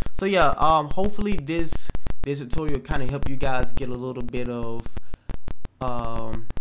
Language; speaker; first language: English; native; English